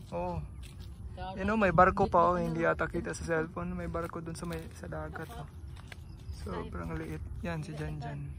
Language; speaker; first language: Filipino; non-native, local second language; Cebuano